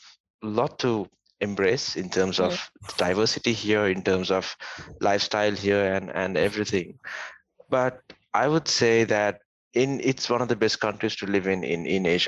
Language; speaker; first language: English; non-native, local second language; Tamil